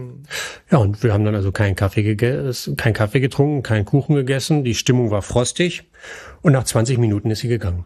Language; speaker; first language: German; native; German